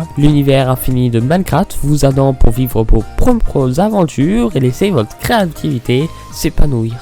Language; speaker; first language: French; native; French